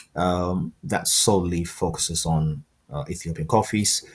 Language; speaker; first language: English; non-native, fluent; Amharic